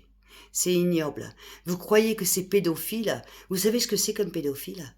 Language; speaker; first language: French; native; French